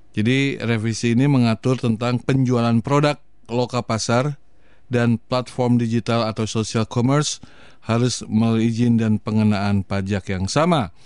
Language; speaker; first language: Indonesian; non-native, local second language; Sundanese